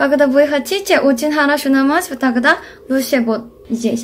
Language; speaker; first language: Russian; non-native, fluent; Korean